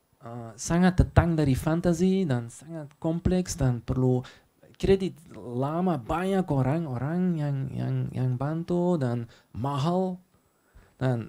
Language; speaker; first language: Indonesian; non-native, learner; Dutch